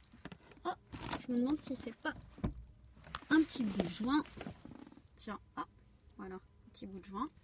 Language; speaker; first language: French; native; French